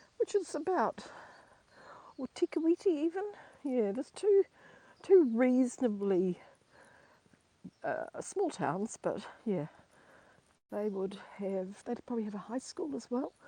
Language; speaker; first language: English; native; English